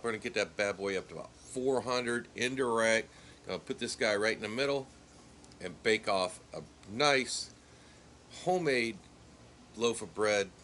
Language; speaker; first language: English; native; English